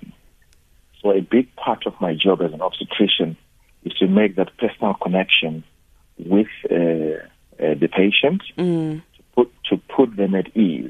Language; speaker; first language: English; non-native, local second language; Shona